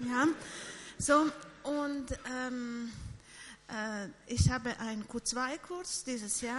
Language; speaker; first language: German; non-native, fluent; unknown